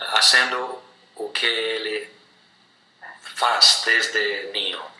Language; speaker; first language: Spanish; non-native, learner; Portuguese